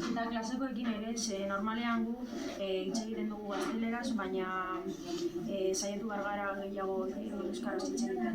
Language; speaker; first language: Basque; non-native, local second language; Spanish